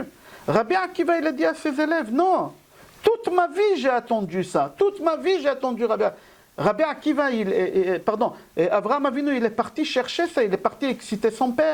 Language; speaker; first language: French; native; French